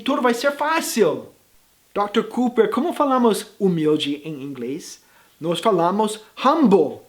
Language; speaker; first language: Portuguese; non-native, fluent; English